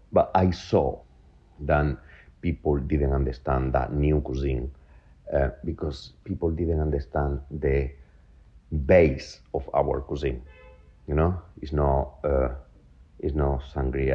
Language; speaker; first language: English; non-native, fluent; Spanish